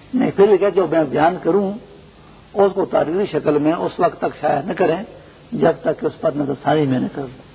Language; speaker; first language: Urdu; non-native, local second language; Pashto